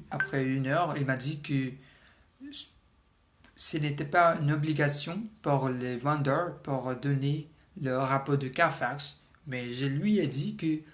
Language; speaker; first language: French; non-native, learner; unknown